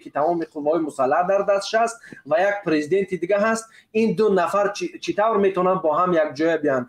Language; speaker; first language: Persian; native; Persian